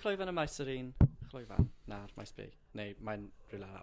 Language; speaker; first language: Welsh; non-native, fluent; English